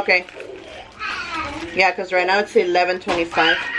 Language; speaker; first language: English; early bilingual, other home language; Spanish